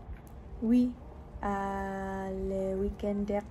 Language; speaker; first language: French; non-native, learner; English